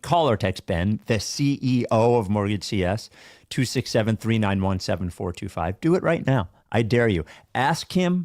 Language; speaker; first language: English; native; English